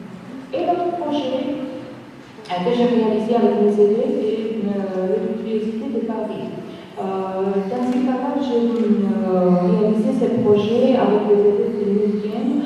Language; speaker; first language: French; non-native, fluent; Georgian